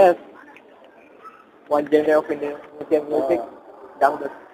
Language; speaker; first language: English; non-native, learner; Indonesian